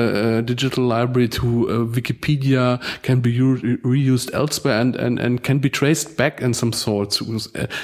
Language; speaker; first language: English; non-native, fluent; German